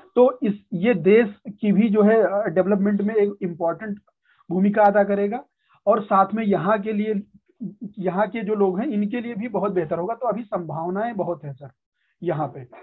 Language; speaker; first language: Hindi; native; Hindi